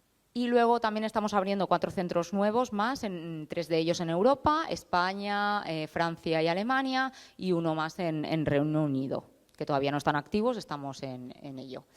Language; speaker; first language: Spanish; native; Spanish